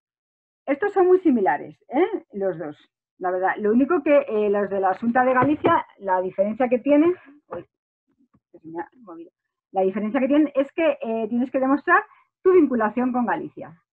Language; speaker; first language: Spanish; native; Spanish